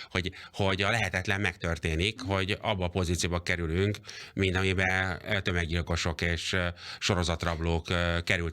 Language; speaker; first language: Hungarian; native; Hungarian